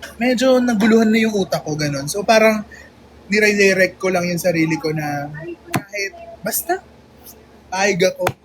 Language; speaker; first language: Filipino; native; Filipino